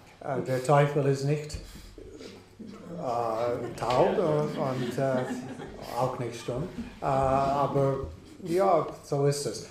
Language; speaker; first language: German; non-native, fluent; English